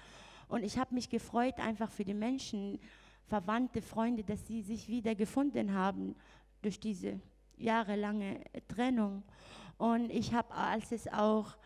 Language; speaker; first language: German; non-native, fluent; Arabic